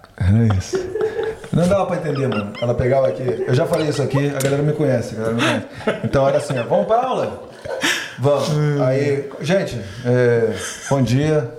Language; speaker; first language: Portuguese; native; Portuguese